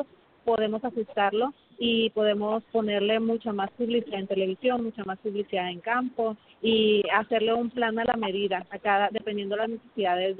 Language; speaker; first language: Spanish; native; Spanish